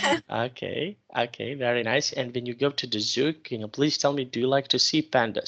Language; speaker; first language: English; non-native, fluent; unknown